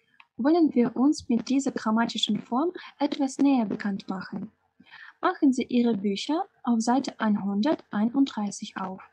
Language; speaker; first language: German; non-native, fluent; Russian